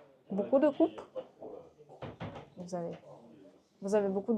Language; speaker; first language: French; non-native, learner; Russian